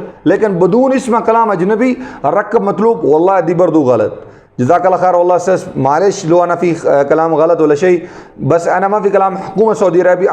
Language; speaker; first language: Arabic; non-native, learner; Urdu